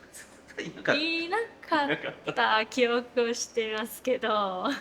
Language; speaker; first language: Japanese; non-native, fluent; Chinese